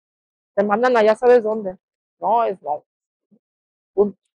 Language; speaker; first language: Spanish; native; Spanish